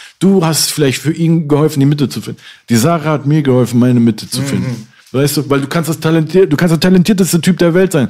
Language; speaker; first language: German; native; German